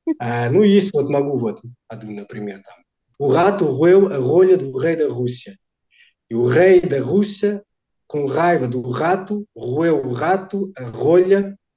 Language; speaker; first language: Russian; non-native, fluent; Portuguese